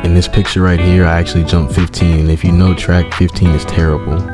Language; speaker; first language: English; native; English